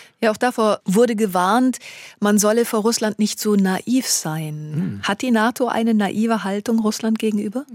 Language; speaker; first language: German; native; German